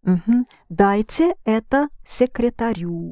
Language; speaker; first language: Russian; non-native, fluent; English